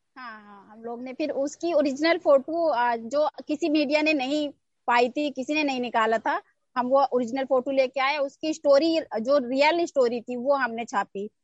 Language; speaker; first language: Hindi; native; Hindi